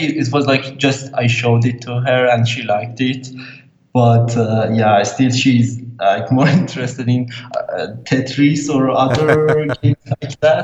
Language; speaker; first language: English; non-native, fluent; Persian